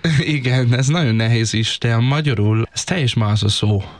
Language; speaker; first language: Hungarian; non-native, learner; Danish